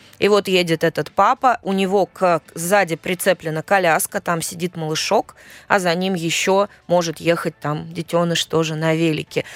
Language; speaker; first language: Russian; native; Russian